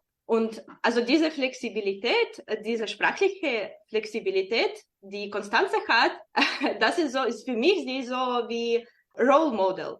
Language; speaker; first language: German; non-native, fluent; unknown